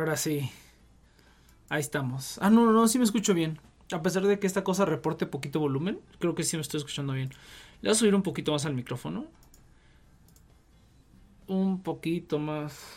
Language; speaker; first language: Spanish; native; Spanish